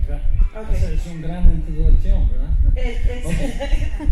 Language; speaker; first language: Spanish; non-native, learner; English